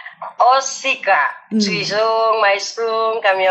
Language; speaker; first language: Cantonese; non-native, learner; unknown